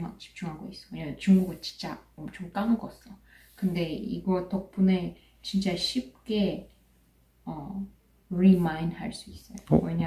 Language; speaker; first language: Korean; non-native, fluent; Russian